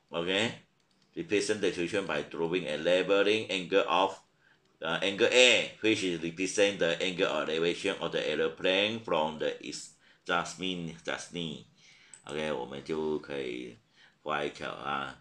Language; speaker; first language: English; non-native, local second language; Chinese